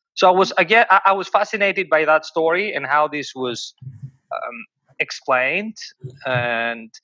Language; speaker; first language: English; non-native, fluent; Greek